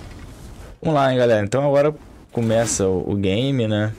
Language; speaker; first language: Portuguese; native; Portuguese